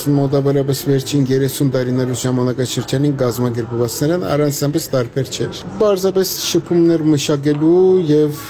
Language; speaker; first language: Armenian; native; Armenian